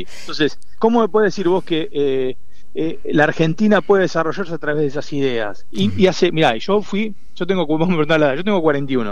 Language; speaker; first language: Spanish; native; Spanish